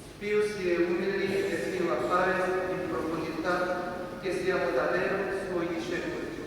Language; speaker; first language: Italian; non-native, fluent; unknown